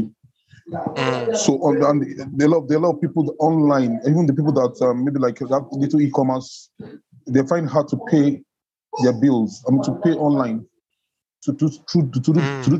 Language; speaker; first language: English; non-native, local second language; Yoruba